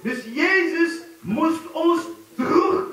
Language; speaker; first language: Dutch; non-native, fluent; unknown